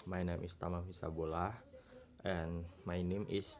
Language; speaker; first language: English; non-native, learner; Indonesian